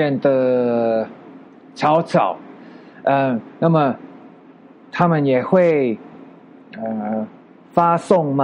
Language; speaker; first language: Chinese; non-native, learner; Filipino